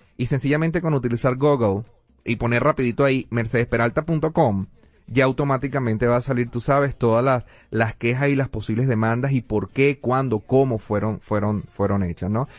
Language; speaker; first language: Spanish; native; Spanish